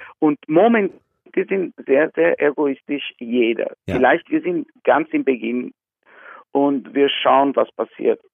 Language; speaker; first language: German; non-native, learner; Albanian